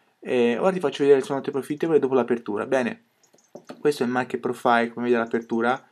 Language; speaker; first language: Italian; native; Italian